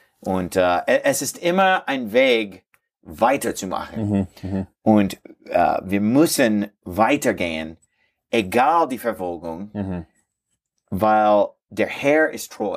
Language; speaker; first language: German; non-native, learner; English